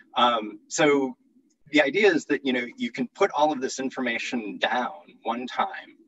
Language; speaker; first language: English; native; English